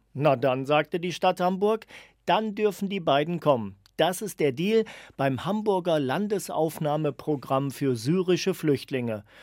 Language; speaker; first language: German; native; German